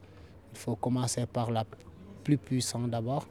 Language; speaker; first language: French; non-native, local second language; Fula